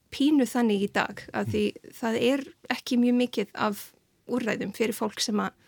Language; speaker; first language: Icelandic; non-native, fluent; Serbian